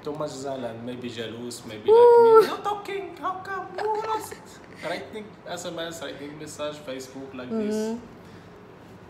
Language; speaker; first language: English; non-native, learner; Arabic